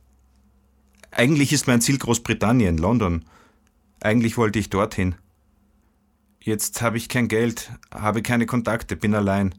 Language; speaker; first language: German; non-native, fluent; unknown